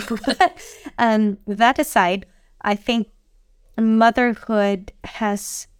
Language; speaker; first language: English; non-native, local second language; Filipino